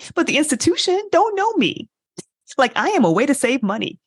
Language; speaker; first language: English; native; English